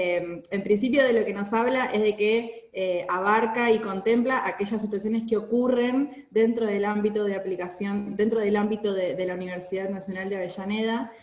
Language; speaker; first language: Spanish; native; Spanish